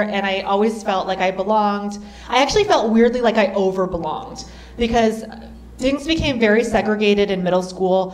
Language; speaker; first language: English; native; English